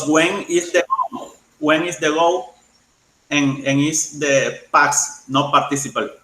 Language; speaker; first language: English; non-native, learner; Spanish